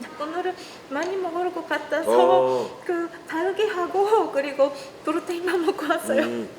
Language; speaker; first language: Korean; non-native, learner; Japanese